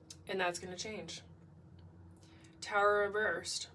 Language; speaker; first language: English; native; English